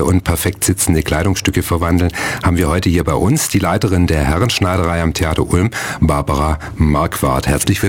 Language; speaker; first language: German; native; German